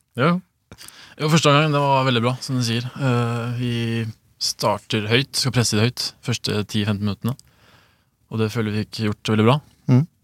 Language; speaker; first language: Norwegian; early bilingual, other home language; Swedish